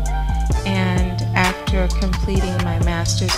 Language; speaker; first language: English; native; English